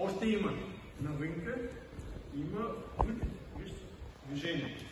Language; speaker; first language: Bulgarian; non-native, learner; Russian